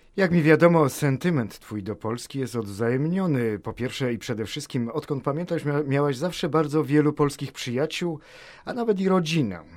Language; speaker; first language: Polish; native; Polish